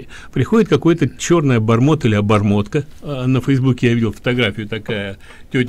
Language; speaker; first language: Russian; native; Russian